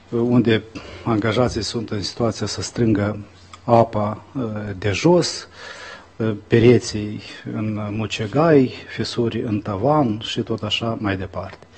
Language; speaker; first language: Romanian; native; Romanian